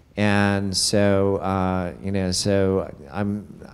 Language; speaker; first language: English; native; English